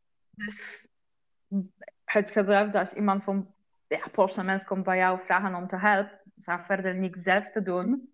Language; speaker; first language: Dutch; non-native, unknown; Polish